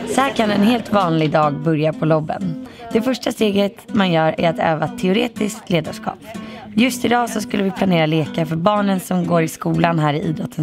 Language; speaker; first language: Swedish; native; Swedish